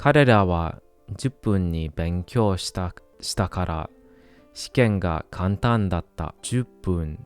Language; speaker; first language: Japanese; non-native, learner; English